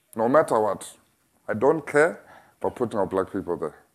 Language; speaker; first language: English; non-native, local second language; Xhosa